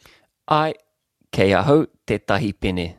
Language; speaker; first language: Māori; non-native, local second language; English